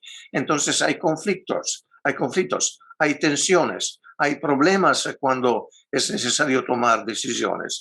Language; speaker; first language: Spanish; non-native, fluent; Italian